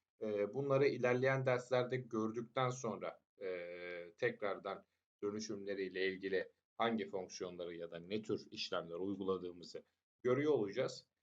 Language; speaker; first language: Turkish; native; Turkish